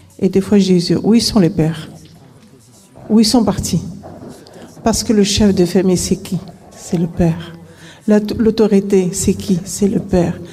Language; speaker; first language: French; non-native, local second language; Arabic